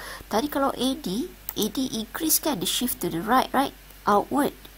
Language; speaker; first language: English; non-native, local second language; Malay